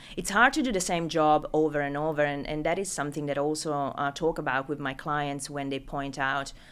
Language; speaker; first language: English; non-native, fluent; Italian